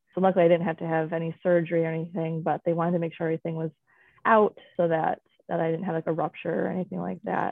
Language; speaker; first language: English; native; English